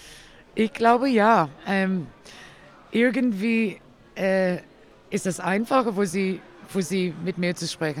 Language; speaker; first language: German; non-native, learner; English